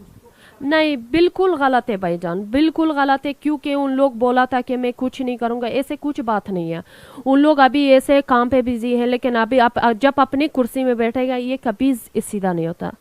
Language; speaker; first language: Hindi; non-native, learner; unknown